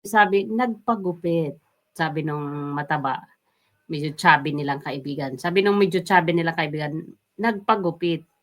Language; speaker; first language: Filipino; native; Filipino